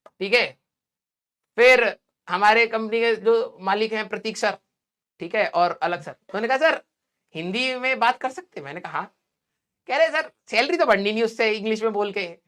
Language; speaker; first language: Hindi; native; Hindi